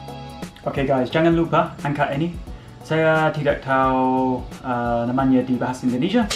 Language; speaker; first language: Indonesian; non-native, learner; English